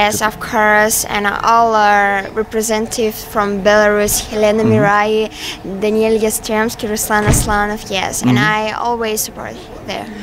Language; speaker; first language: English; non-native, learner; Russian